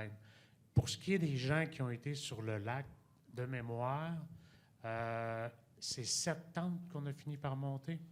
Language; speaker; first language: French; native; French